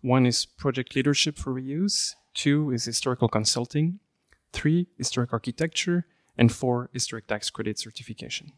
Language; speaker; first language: English; non-native, fluent; French